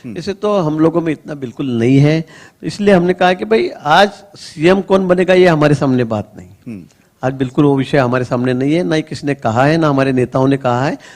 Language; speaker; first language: Hindi; non-native, local second language; Marathi